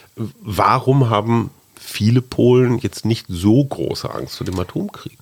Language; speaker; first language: German; native; German